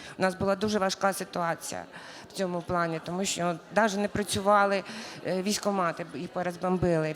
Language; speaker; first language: Ukrainian; native; Ukrainian